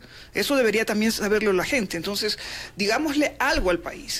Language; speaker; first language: Spanish; native; Spanish